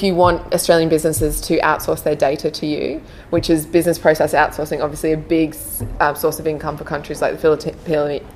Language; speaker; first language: English; native; English